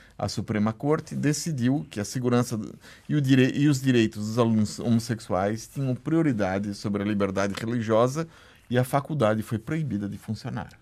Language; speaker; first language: Portuguese; native; Portuguese